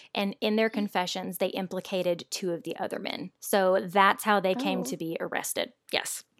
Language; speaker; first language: English; native; English